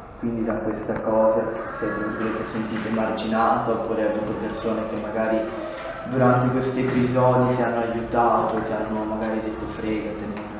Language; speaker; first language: Italian; native; Italian